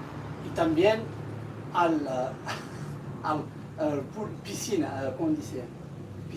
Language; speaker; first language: Spanish; non-native, learner; French